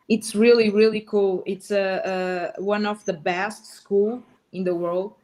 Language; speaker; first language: English; non-native, learner; Portuguese